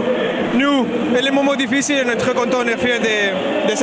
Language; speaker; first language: French; non-native, fluent; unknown